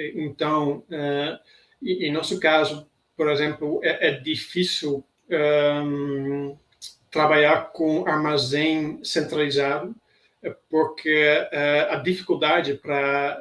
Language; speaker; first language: Portuguese; non-native, fluent; Dutch